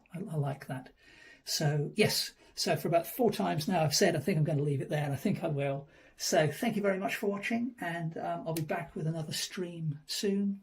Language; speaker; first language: English; native; English